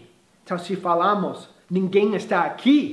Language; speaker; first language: Portuguese; non-native, fluent; English